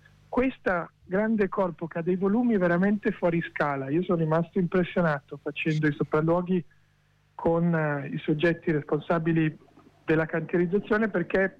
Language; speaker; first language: Italian; native; Italian